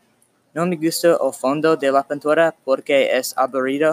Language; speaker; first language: Spanish; non-native, learner; English